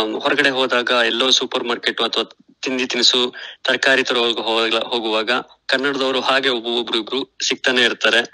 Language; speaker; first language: Kannada; native; Kannada